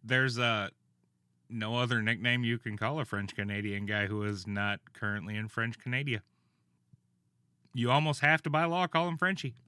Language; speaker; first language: English; native; English